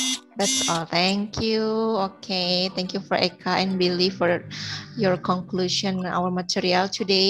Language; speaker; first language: English; non-native, learner; Indonesian